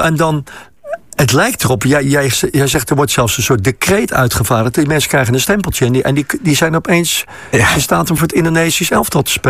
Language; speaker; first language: Dutch; native; Dutch